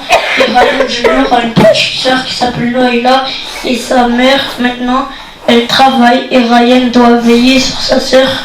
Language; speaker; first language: French; native; French